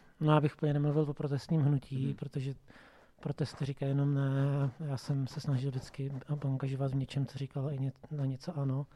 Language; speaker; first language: Czech; native; Czech